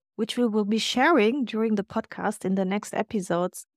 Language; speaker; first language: English; non-native, fluent; German